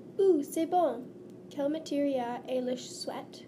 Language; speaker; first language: French; non-native, learner; English